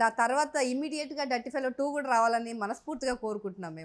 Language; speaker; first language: Telugu; native; Telugu